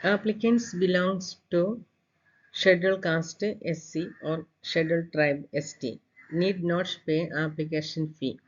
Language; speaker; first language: English; non-native, local second language; Malayalam